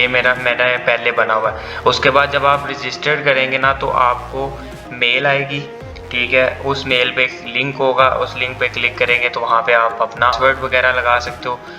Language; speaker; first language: Urdu; non-native, local second language; Punjabi